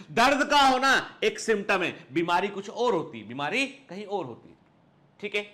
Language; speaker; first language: Hindi; native; Hindi